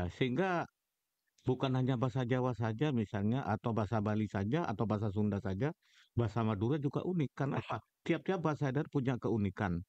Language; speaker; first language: Indonesian; non-native, local second language; Madurese